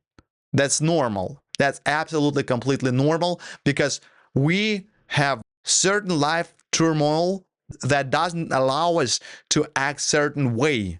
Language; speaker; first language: English; non-native, fluent; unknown